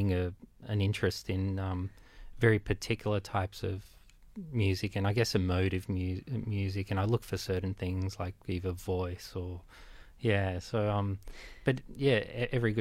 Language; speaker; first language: English; native; English